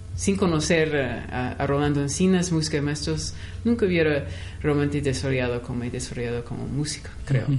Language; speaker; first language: Spanish; non-native, fluent; English